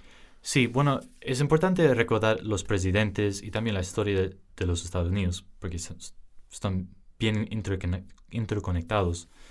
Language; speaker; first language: Spanish; early bilingual, heritage; English